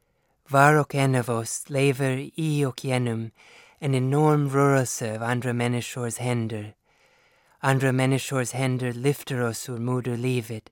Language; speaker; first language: Swedish; non-native, fluent; English